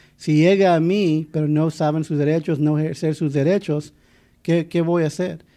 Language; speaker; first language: Spanish; non-native, fluent; English